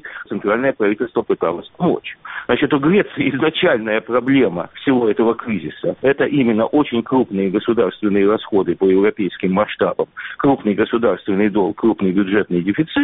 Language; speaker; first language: Russian; native; Russian